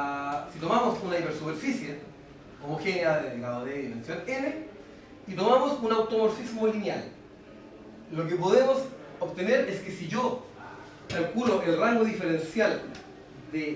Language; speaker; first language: Spanish; native; Spanish